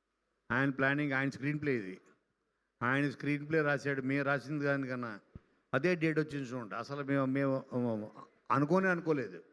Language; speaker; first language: Telugu; native; Telugu